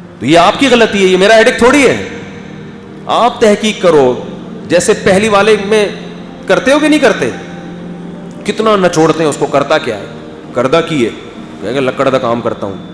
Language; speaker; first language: Urdu; native; Urdu